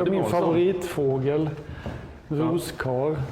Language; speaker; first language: Swedish; native; Swedish